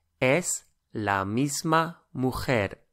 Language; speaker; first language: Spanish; non-native, fluent; English